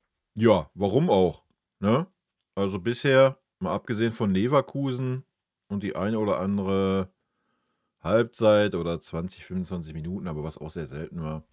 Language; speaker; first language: German; native; German